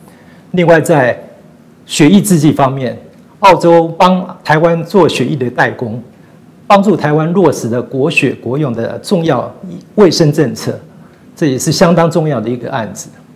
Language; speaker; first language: Chinese; native; Chinese